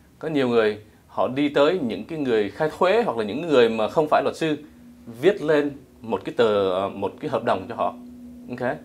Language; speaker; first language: Vietnamese; early bilingual, heritage; Vietnamese